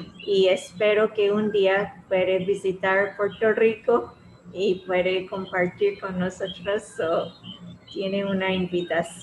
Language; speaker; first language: Spanish; non-native, fluent; English